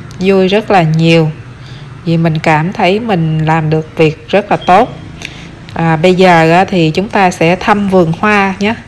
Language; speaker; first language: Vietnamese; native; Vietnamese